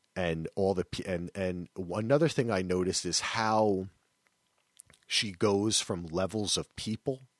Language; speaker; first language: English; native; English